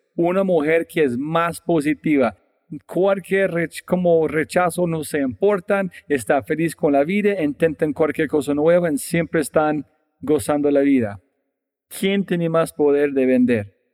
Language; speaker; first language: Spanish; non-native, fluent; English